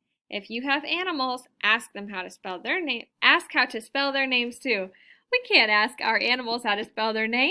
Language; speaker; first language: English; native; English